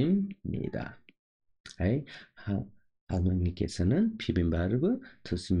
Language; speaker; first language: Korean; non-native, local second language; Nepali